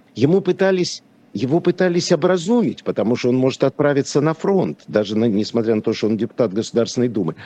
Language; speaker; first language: Russian; non-native, local second language; Polish